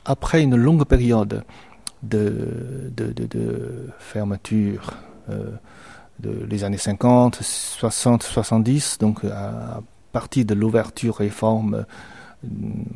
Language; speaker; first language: French; non-native, fluent; Chinese